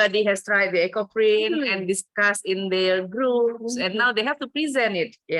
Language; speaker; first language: English; non-native, fluent; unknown